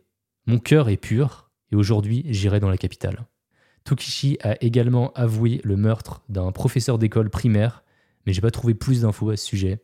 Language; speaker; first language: French; native; French